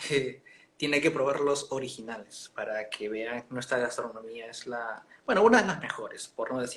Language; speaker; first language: Spanish; native; Spanish